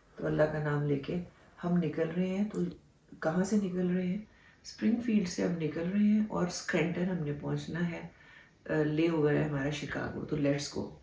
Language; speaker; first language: Urdu; native; Urdu